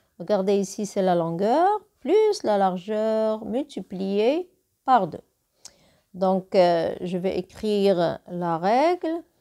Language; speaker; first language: French; non-native, local second language; Arabic